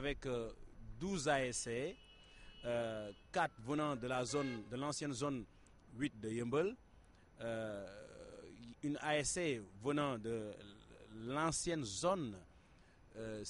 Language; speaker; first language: French; non-native, local second language; Wolof